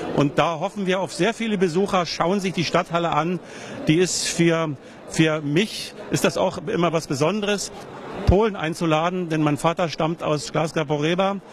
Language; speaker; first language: German; native; German